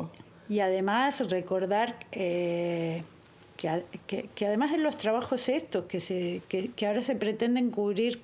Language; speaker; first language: Spanish; native; Spanish